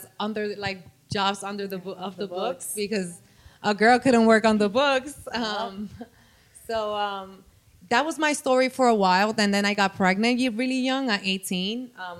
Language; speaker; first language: English; non-native, fluent; Spanish